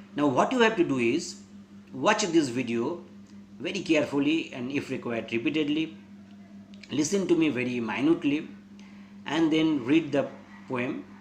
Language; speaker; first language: English; non-native, local second language; Bangla